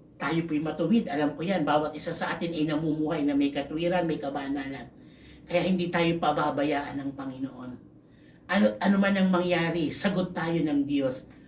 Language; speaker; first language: Filipino; native; Filipino